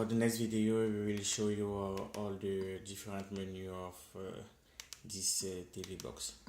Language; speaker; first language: English; non-native, learner; French